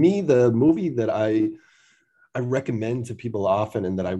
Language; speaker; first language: English; native; English